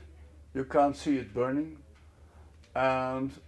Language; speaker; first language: English; non-native, fluent; Dutch